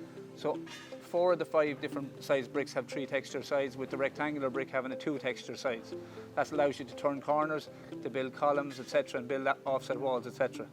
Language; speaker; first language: English; native; English